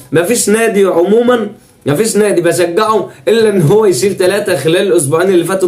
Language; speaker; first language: Arabic; native; Arabic